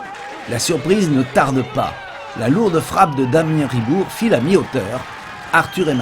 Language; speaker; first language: French; native; French